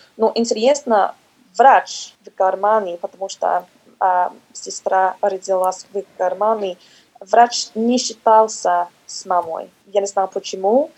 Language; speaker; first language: Russian; non-native, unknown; English